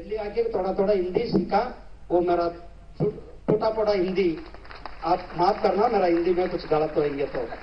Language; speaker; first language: Hindi; non-native, local second language; Tamil